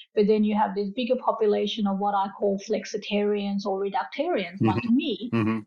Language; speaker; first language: English; early bilingual, other home language; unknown